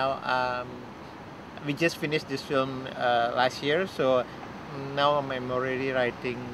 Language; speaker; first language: English; non-native, fluent; Indonesian